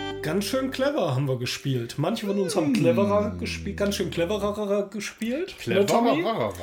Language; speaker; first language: German; native; German